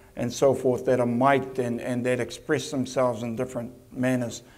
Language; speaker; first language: English; native; English